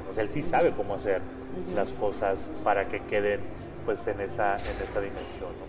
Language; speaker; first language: Spanish; native; Spanish